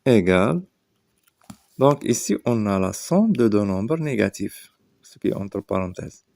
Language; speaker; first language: French; non-native, local second language; Arabic